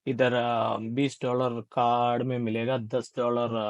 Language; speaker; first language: Hindi; non-native, local second language; Malayalam